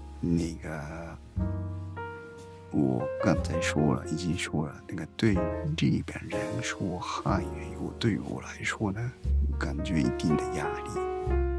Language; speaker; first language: Chinese; non-native, learner; Japanese